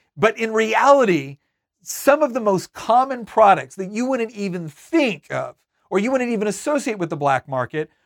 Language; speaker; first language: English; native; English